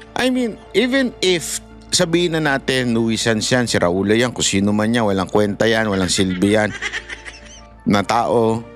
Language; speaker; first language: Filipino; native; Filipino